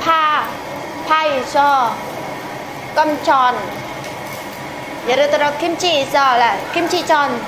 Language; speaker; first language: Korean; non-native, learner; Vietnamese